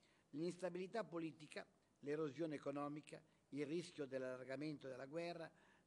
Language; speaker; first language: Italian; native; Italian